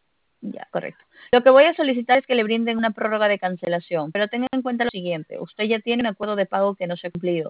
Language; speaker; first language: Spanish; native; Spanish